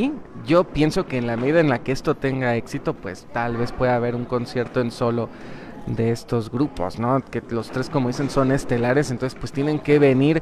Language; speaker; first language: Spanish; native; Spanish